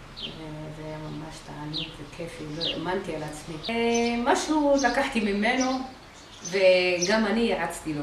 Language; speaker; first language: Hebrew; non-native, fluent; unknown